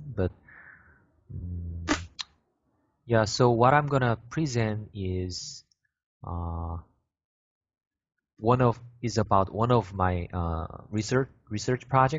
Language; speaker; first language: English; non-native, learner; Korean